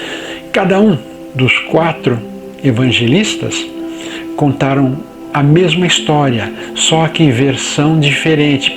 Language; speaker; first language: Portuguese; native; Portuguese